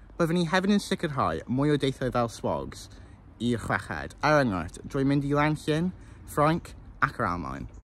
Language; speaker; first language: Welsh; non-native, local second language; English